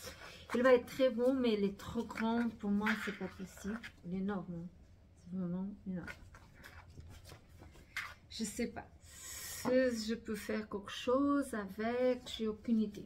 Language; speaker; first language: French; non-native, fluent; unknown